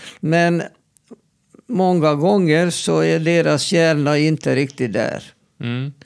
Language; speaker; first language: Swedish; non-native, fluent; Hungarian